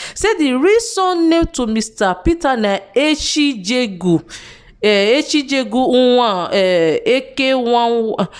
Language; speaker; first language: Nigerian Pidgin; native; Nigerian Pidgin